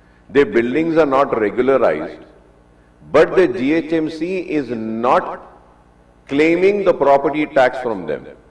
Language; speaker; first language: English; non-native, local second language; Urdu